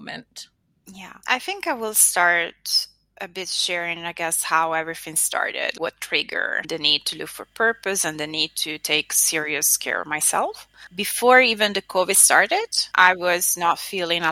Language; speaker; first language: English; non-native, fluent; Italian